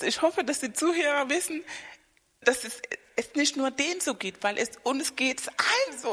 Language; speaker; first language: German; non-native, fluent; Spanish